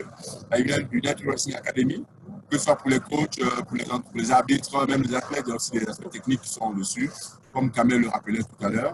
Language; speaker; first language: French; native; French